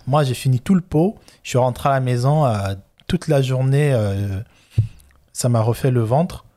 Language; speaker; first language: French; non-native, local second language; Lingala